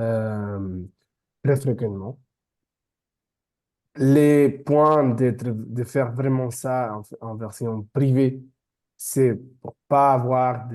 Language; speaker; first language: French; non-native, fluent; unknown